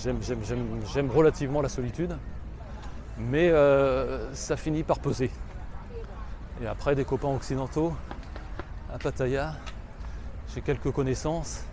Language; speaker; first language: French; native; French